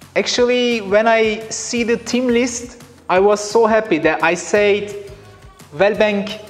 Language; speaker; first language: English; non-native, fluent; Turkish